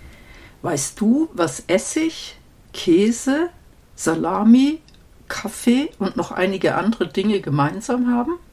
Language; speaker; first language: German; native; German